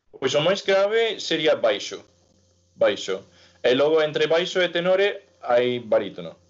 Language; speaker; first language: Galician; non-native, fluent; English